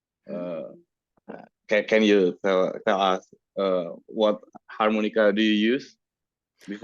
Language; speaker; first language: English; non-native, learner; Indonesian